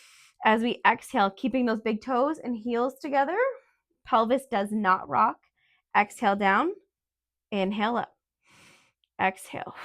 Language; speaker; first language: English; native; English